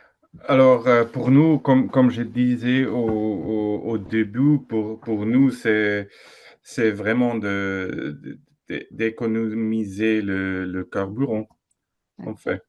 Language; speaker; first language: French; non-native, fluent; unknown